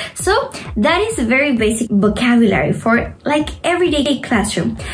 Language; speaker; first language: English; non-native, fluent; Spanish